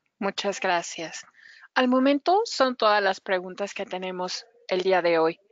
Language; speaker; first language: Spanish; native; Spanish